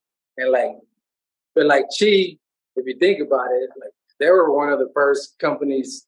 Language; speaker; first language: English; native; English